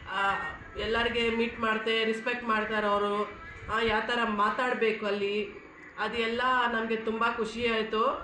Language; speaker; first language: Kannada; non-native, local second language; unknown